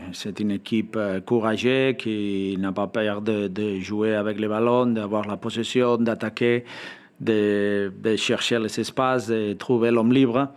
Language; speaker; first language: French; non-native, fluent; Spanish